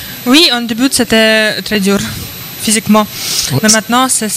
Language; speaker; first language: French; non-native, learner; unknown